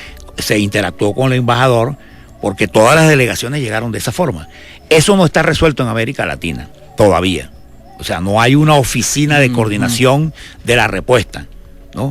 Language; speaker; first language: Spanish; native; Spanish